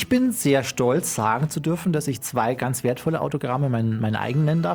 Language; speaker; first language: German; native; German